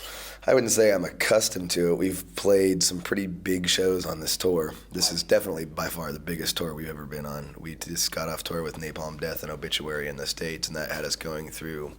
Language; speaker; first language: English; native; English